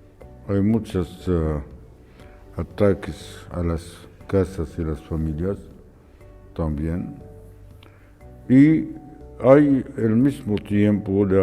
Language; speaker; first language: Spanish; non-native, fluent; Arabic